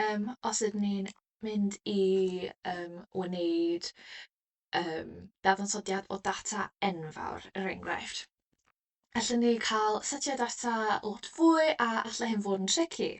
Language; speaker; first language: Welsh; non-native, local second language; English